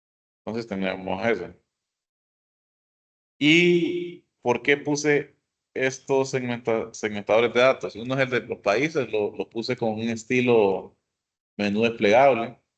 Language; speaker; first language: Spanish; native; Spanish